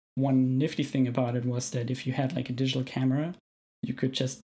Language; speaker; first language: English; non-native, fluent; German